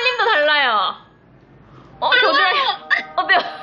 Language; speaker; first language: Korean; native; Korean